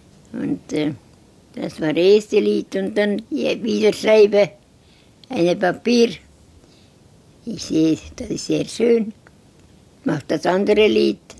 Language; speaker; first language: German; non-native, learner; Estonian